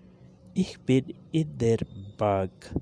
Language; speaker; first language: German; non-native, learner; Urdu